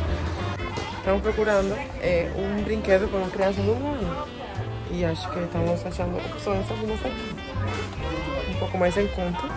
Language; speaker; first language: Portuguese; non-native, fluent; Spanish